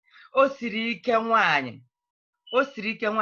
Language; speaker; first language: Igbo; native; Igbo